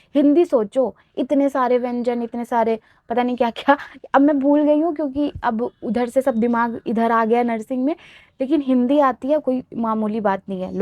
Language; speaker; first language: Hindi; native; Hindi